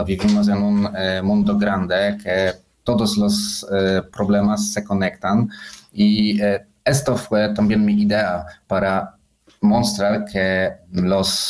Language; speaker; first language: Spanish; non-native, learner; Polish